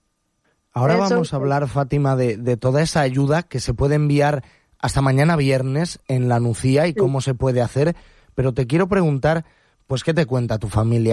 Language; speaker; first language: Spanish; native; Spanish